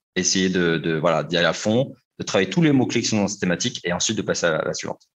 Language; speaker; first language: French; native; French